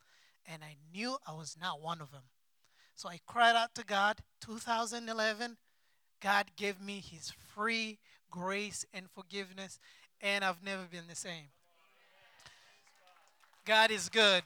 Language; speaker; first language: English; non-native, local second language; Kinyarwanda